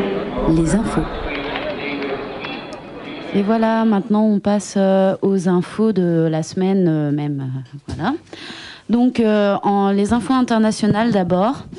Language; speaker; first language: French; native; French